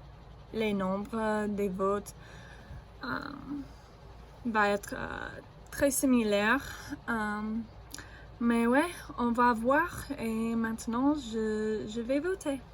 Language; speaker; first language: French; non-native, learner; English